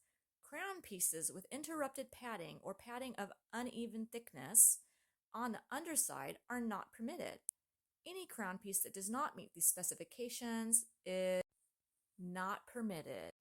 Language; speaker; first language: English; native; English